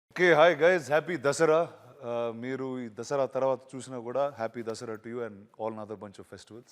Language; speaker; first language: Telugu; native; Telugu